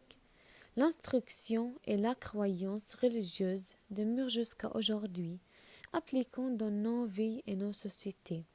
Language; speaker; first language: French; non-native, learner; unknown